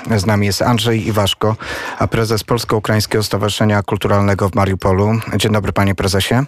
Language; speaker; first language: Polish; native; Polish